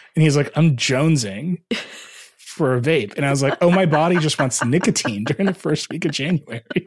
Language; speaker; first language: English; early bilingual, other home language; Hindi